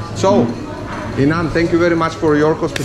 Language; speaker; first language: English; non-native, fluent; Greek